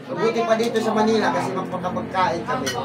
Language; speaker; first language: Filipino; non-native, local second language; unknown